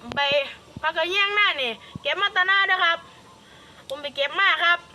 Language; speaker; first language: Thai; native; Thai